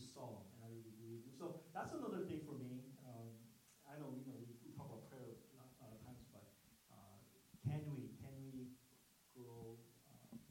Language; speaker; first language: English; non-native, fluent; Korean